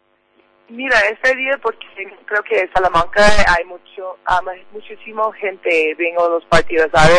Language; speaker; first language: Spanish; non-native, learner; English